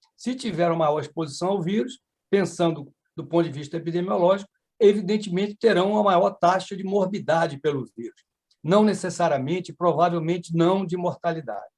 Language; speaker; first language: Portuguese; native; Portuguese